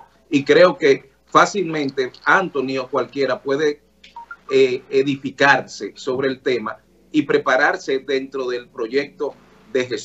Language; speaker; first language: Spanish; native; Spanish